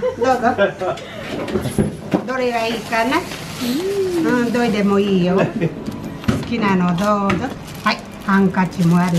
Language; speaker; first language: Japanese; native; Japanese